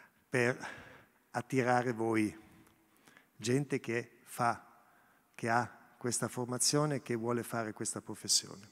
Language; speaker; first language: Italian; non-native, local second language; German